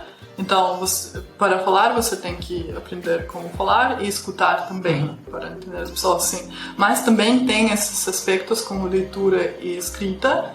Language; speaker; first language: Portuguese; non-native, fluent; Russian